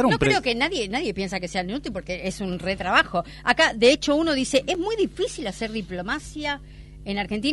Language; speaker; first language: Spanish; native; Spanish